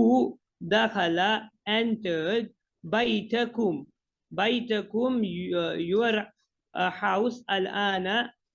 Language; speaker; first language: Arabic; non-native, fluent; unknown